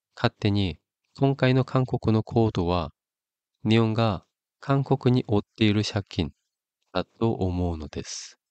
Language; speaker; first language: Japanese; non-native, fluent; Korean